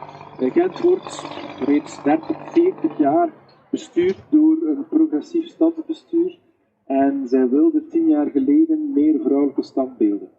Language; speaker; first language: Dutch; native; Dutch